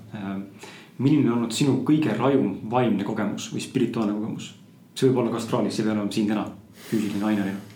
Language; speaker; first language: Estonian; native; Estonian